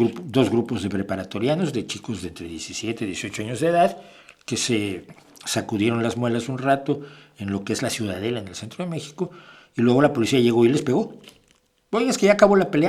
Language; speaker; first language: Spanish; native; Spanish